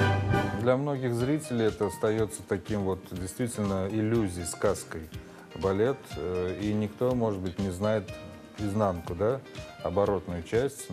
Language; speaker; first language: Russian; native; Russian